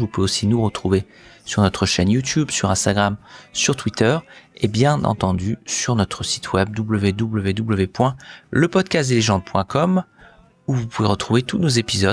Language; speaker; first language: French; native; French